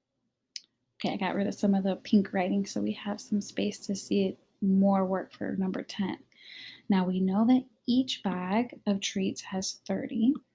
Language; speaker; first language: English; native; English